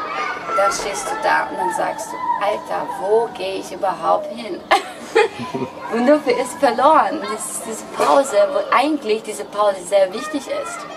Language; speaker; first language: German; non-native, fluent; Greek